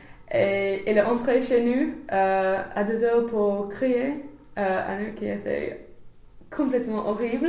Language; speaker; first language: French; non-native, fluent; English